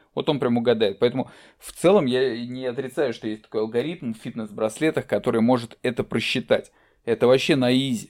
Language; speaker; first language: Russian; native; Russian